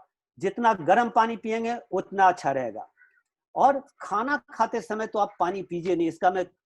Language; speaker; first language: Hindi; native; Hindi